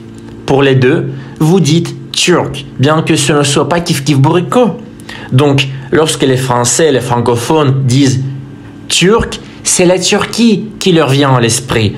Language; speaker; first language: French; non-native, fluent; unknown